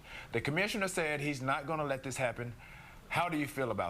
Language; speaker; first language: English; native; English